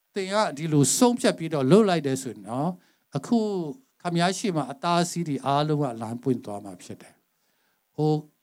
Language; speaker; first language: Burmese; non-native, local second language; Tedim Chin